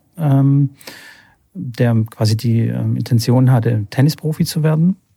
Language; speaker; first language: German; early bilingual, other home language; Bulgarian